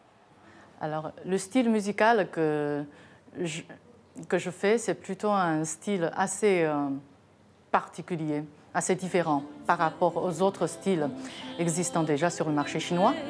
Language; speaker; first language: French; non-native, fluent; Chinese